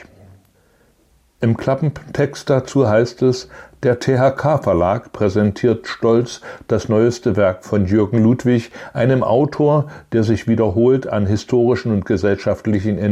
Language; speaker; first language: German; native; German